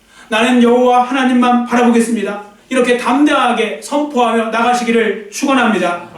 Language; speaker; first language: Korean; native; Korean